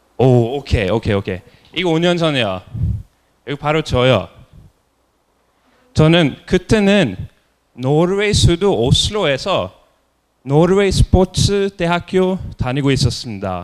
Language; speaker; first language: Korean; non-native, fluent; Norwegian